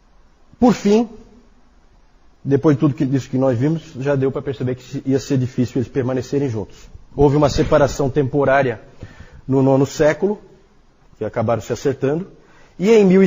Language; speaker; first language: Portuguese; native; Portuguese